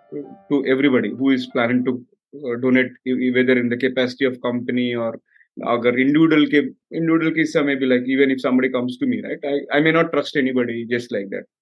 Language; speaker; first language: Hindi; non-native, local second language; Telugu